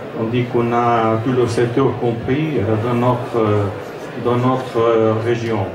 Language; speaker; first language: French; non-native, fluent; Portuguese